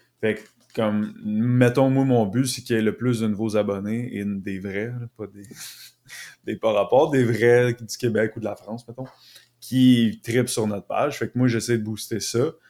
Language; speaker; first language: French; native; French